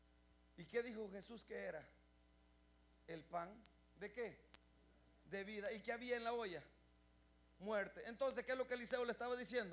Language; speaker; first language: Spanish; native; Spanish